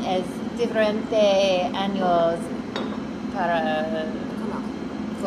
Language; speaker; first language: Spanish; non-native, learner; English